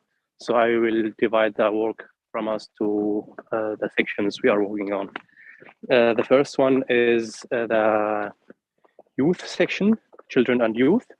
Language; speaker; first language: English; non-native, fluent; Arabic